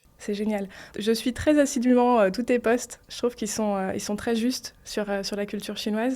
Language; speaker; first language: French; native; French